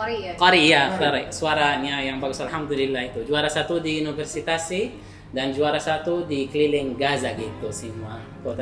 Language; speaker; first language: Indonesian; non-native, fluent; Arabic